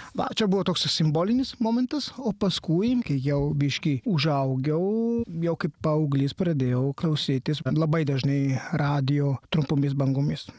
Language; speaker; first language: Lithuanian; non-native, fluent; Italian